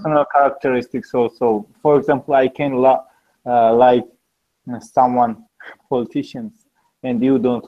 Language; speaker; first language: English; non-native, learner; Georgian